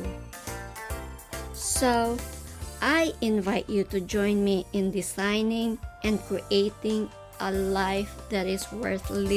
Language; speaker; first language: English; non-native, local second language; Filipino